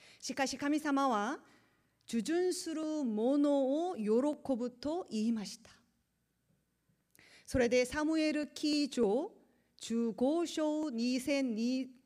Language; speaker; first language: Japanese; non-native, learner; Korean